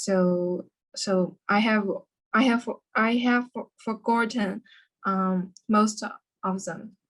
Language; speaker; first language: English; non-native, learner; Chinese